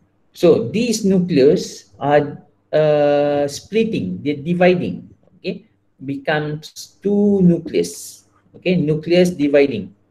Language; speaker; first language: English; non-native, local second language; Malay